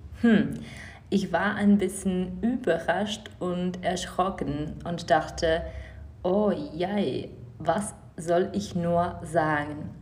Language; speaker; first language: German; non-native, fluent; Czech